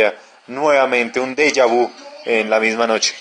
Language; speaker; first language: Spanish; native; Spanish